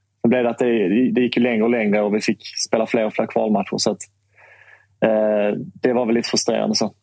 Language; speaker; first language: Swedish; native; Swedish